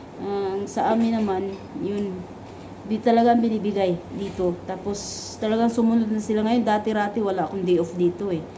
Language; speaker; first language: Filipino; non-native, local second language; Cebuano